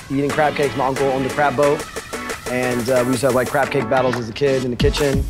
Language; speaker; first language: English; native; English